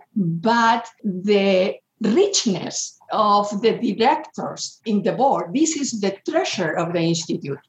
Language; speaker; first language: English; non-native, fluent; Spanish